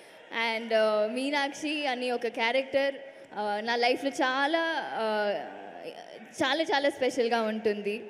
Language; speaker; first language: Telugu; non-native, learner; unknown